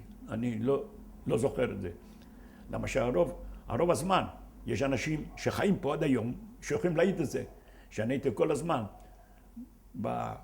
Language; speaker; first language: Hebrew; non-native, fluent; Ladino